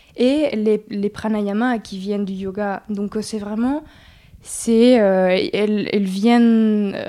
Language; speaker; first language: French; early bilingual, other home language; Spanish